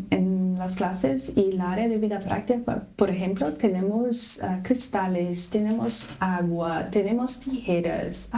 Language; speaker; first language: Spanish; non-native, fluent; Portuguese